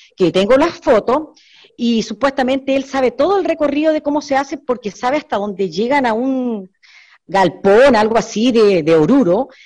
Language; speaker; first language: Spanish; native; Spanish